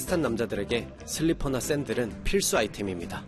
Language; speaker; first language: Korean; native; Korean